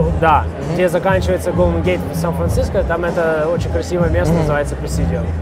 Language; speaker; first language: Russian; early bilingual, heritage; Russian